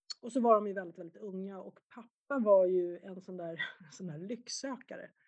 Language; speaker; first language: Swedish; early bilingual, other home language; Arabic